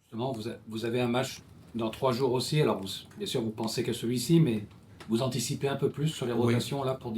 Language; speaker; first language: French; native; French